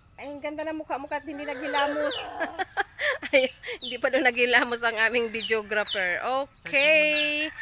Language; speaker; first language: Filipino; non-native, local second language; Bikol